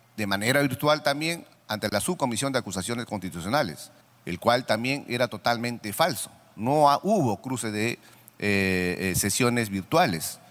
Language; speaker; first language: Spanish; native; Spanish